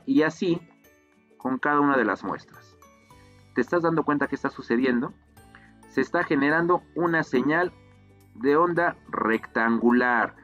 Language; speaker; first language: Spanish; native; Spanish